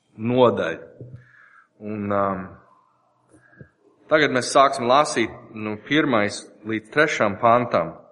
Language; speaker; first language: Latvian; non-native, learner; English